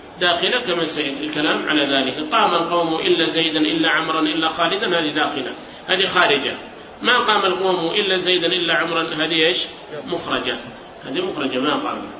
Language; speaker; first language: Arabic; native; Arabic